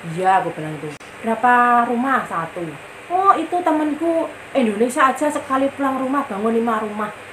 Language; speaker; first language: Indonesian; native; Indonesian